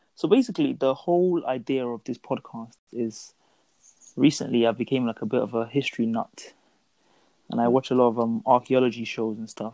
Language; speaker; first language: English; non-native, local second language; Yoruba